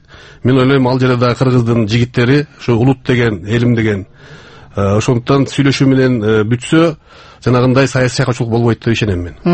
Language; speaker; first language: Kyrgyz; native; Kyrgyz